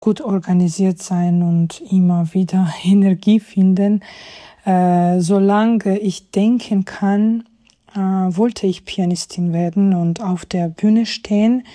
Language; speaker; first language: German; non-native, fluent; Georgian